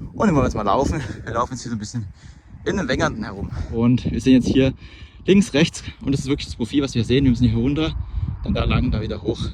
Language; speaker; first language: German; native; German